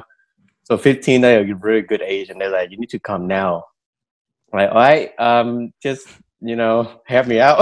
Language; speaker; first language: English; non-native, fluent; Vietnamese